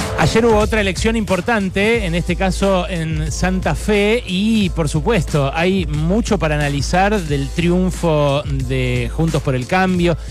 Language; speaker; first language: Spanish; native; Spanish